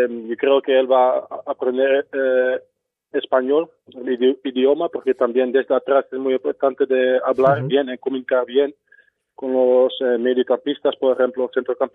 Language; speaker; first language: Spanish; non-native, fluent; Dutch